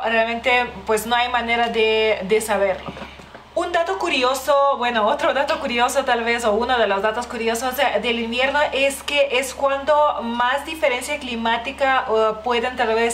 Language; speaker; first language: Spanish; non-native, fluent; Lithuanian